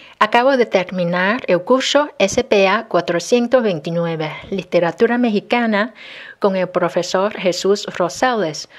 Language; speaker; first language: Spanish; non-native, fluent; Chinese